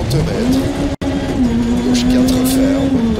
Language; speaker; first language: French; native; French